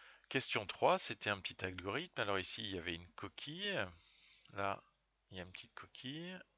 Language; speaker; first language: French; native; French